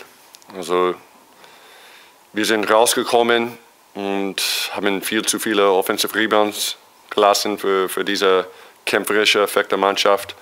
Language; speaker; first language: German; non-native, fluent; English